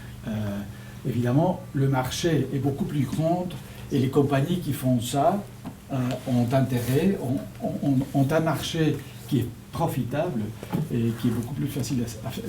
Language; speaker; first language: French; non-native, fluent; Spanish